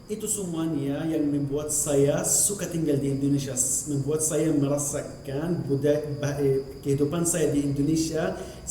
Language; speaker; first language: Indonesian; non-native, fluent; Arabic